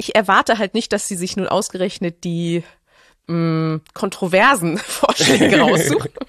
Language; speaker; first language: German; native; German